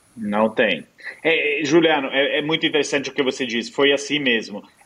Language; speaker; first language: Portuguese; non-native, fluent; Italian